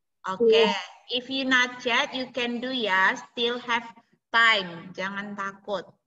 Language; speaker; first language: English; non-native, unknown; Indonesian